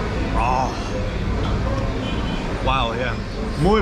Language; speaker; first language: Spanish; non-native, learner; Danish